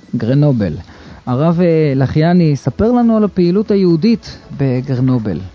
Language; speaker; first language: Hebrew; native; Hebrew